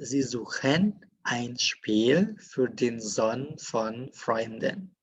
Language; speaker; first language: German; non-native, fluent; Indonesian